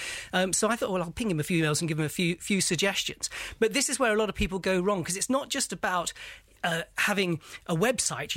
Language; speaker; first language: English; native; English